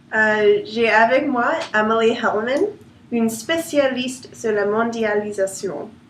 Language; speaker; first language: French; non-native, learner; English